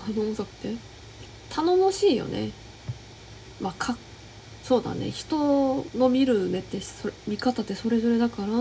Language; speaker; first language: Japanese; non-native, fluent; Korean